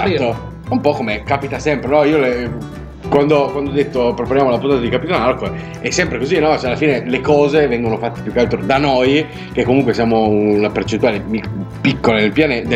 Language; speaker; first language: Italian; native; Italian